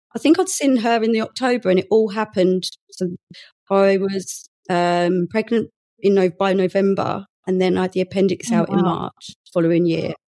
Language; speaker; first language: English; native; English